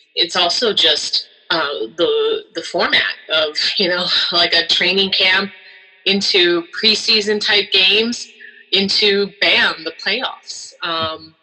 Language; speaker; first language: English; native; English